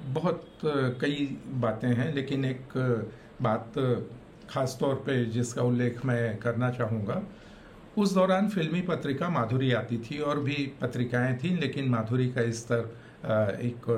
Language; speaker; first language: Hindi; native; Hindi